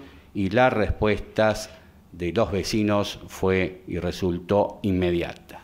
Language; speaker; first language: Spanish; native; Spanish